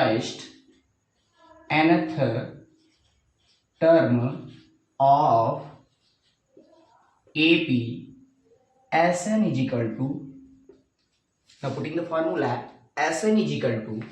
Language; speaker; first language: English; non-native, local second language; Hindi